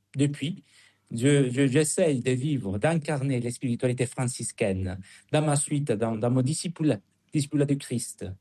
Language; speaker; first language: French; non-native, fluent; Spanish